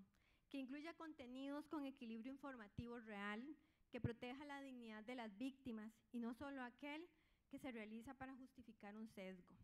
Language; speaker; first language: Spanish; native; Spanish